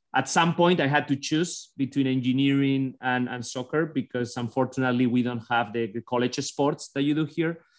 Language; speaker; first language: English; non-native, fluent; Spanish